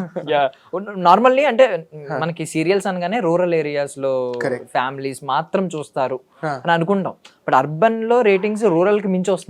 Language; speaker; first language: Telugu; native; Telugu